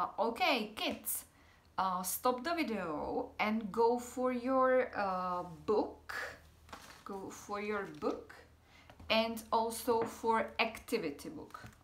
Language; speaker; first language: English; non-native, fluent; Czech